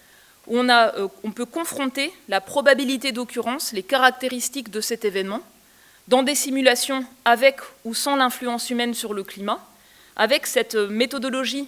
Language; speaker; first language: French; native; French